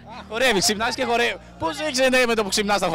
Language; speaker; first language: Greek; native; Greek